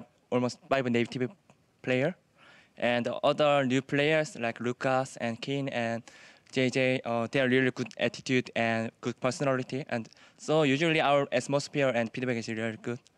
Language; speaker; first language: English; non-native, learner; Korean